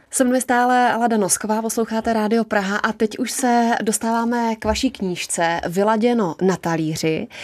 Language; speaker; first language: Czech; native; Czech